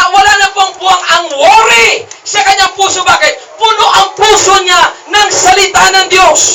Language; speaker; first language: Filipino; non-native, local second language; Cebuano